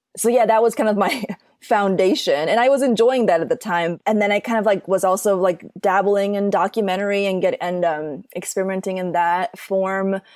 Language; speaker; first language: English; native; English